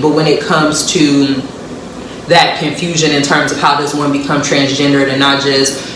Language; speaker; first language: English; native; English